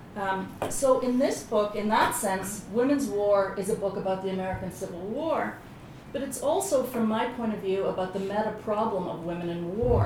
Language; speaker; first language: English; native; English